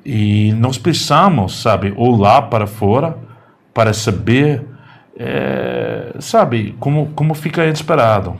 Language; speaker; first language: Portuguese; non-native, learner; English